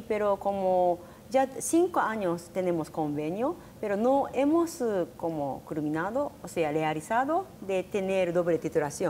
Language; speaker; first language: Spanish; non-native, learner; Japanese